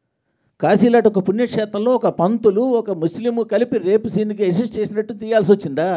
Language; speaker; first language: Telugu; native; Telugu